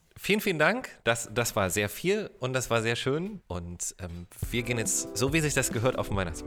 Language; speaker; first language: German; native; German